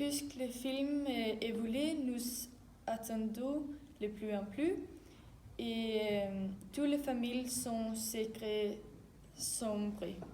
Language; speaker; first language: French; non-native, learner; Danish